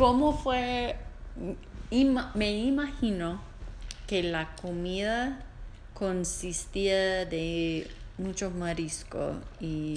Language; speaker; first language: Spanish; non-native, learner; English